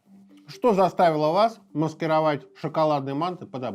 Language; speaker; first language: Russian; native; Russian